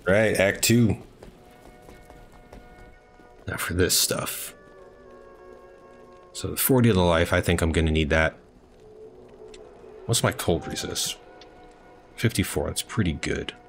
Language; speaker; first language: English; native; English